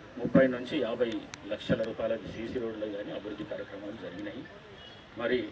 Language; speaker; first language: Telugu; native; Telugu